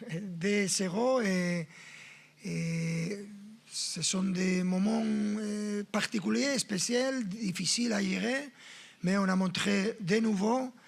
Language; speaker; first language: French; non-native, fluent; Spanish